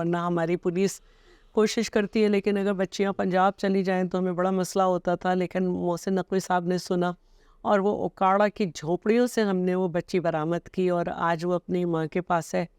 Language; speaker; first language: Urdu; native; Urdu